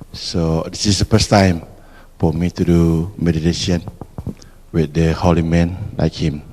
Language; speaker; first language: English; non-native, fluent; Indonesian